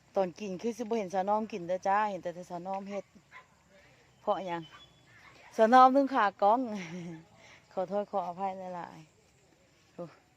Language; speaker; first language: Thai; native; Thai